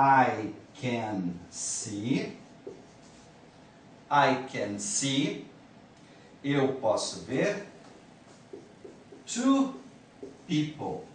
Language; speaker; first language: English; non-native, fluent; Portuguese